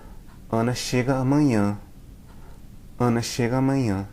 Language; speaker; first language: Portuguese; non-native, fluent; English